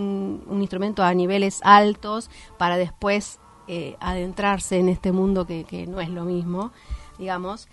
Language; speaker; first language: Spanish; native; Spanish